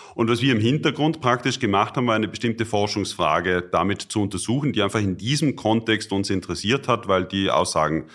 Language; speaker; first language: German; native; German